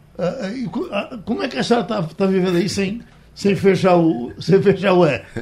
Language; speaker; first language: Portuguese; native; Portuguese